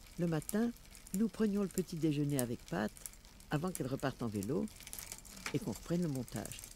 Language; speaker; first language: French; native; French